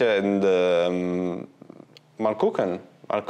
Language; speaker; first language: German; non-native, learner; Italian